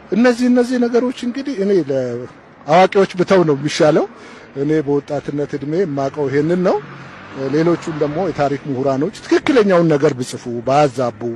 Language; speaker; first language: Amharic; non-native, local second language; Oromo